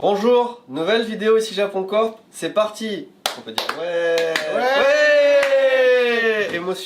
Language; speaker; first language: French; native; French